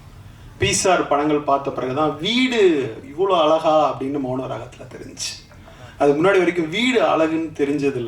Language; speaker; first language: Tamil; native; Tamil